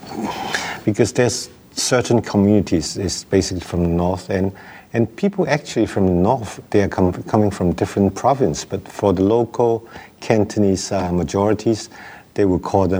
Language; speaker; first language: English; non-native, local second language; Wu Chinese